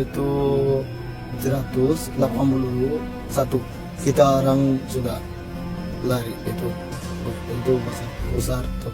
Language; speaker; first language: Indonesian; non-native, learner; Rohingya